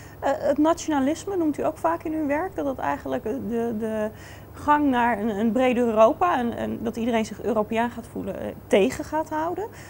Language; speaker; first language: Dutch; native; Dutch